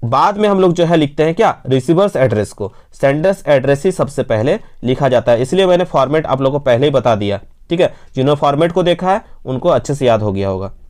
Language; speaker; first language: Hindi; native; Hindi